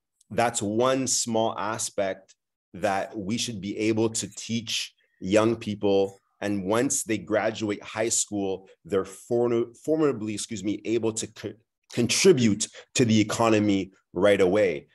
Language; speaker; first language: English; early bilingual, other home language; French